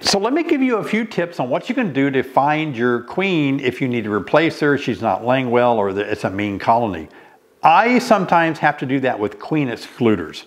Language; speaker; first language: English; native; English